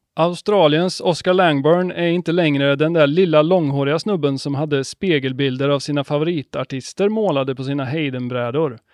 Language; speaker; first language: Swedish; native; Swedish